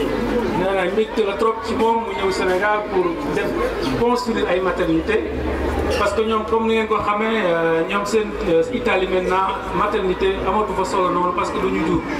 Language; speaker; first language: Italian; non-native, learner; Wolof